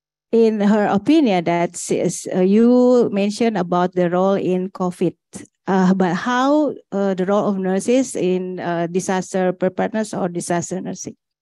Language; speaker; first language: English; non-native, fluent; Indonesian